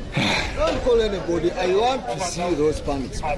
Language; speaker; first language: English; non-native, local second language; Swahili